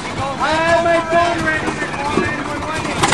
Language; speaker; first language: English; native; English